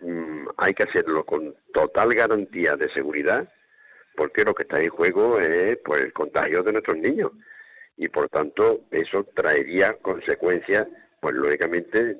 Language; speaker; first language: Spanish; native; Spanish